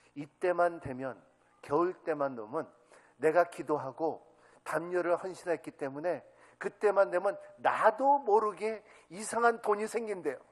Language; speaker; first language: Korean; native; Korean